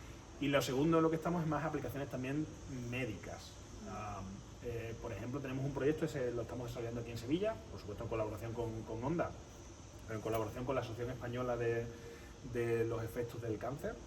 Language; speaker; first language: Spanish; native; Spanish